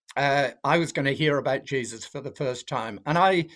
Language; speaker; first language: English; native; English